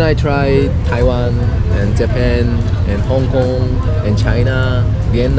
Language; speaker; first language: English; non-native, learner; Korean